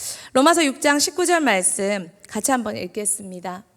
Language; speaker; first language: Korean; native; Korean